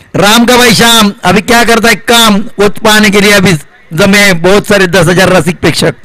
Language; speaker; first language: Hindi; non-native, local second language; Marathi